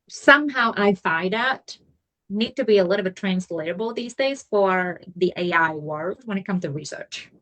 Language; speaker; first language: English; non-native, fluent; Vietnamese